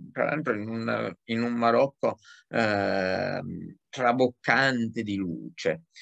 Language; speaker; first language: Italian; native; Italian